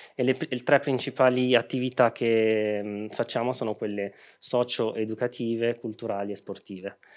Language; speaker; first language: Italian; early bilingual, other home language; Arabic